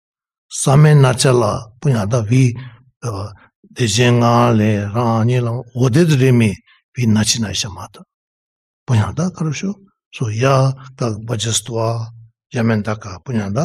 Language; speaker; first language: Russian; non-native, learner; Tibetan